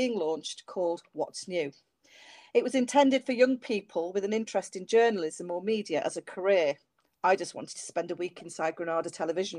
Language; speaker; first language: English; native; English